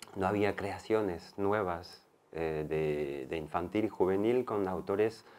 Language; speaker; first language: Spanish; non-native, fluent; French